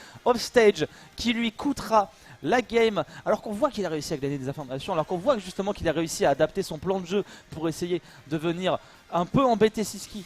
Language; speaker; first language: French; native; French